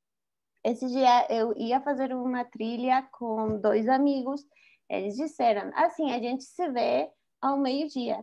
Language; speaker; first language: Portuguese; non-native, fluent; Spanish